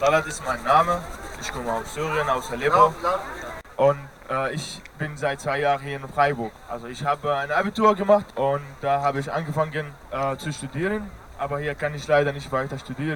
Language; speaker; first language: German; non-native, fluent; Arabic